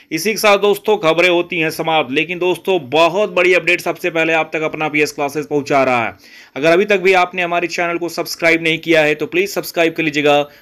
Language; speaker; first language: Hindi; native; Hindi